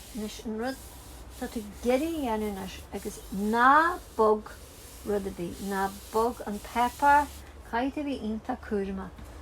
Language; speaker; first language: Irish; native; Irish